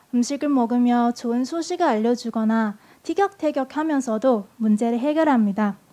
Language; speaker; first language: Korean; non-native, fluent; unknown